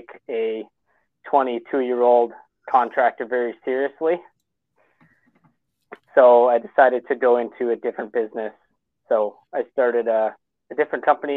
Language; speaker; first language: English; native; English